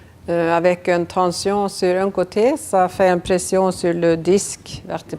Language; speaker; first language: French; non-native, fluent; Swedish